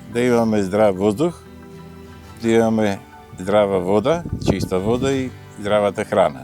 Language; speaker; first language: Macedonian; native; Macedonian